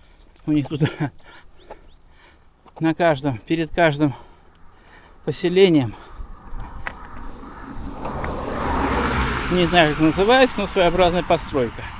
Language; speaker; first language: Russian; native; Russian